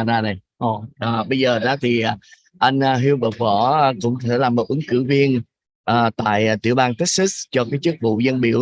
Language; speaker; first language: Vietnamese; native; Vietnamese